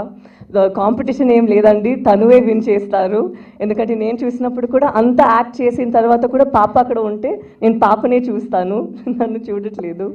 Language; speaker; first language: Telugu; non-native, local second language; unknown